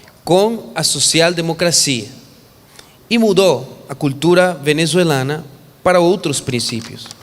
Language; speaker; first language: Portuguese; non-native, fluent; Spanish